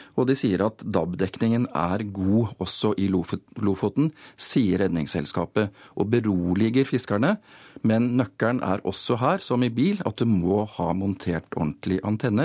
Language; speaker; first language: Norwegian; native; Norwegian